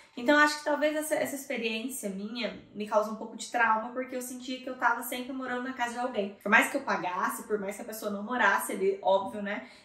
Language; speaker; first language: Portuguese; native; Portuguese